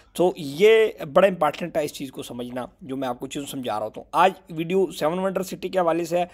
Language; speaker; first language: Urdu; non-native, local second language; Punjabi